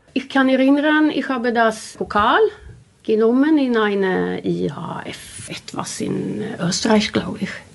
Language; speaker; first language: German; non-native, learner; Swedish